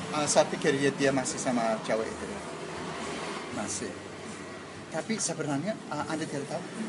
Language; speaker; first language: Indonesian; non-native, learner; English